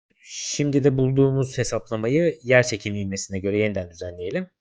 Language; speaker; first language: Turkish; native; Turkish